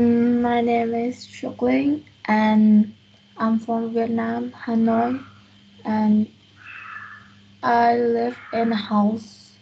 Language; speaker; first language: English; non-native, learner; Vietnamese